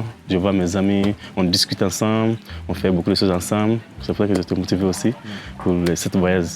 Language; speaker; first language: French; non-native, learner; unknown